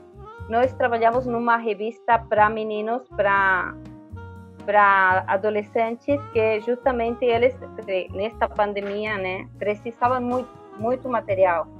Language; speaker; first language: Portuguese; non-native, fluent; Spanish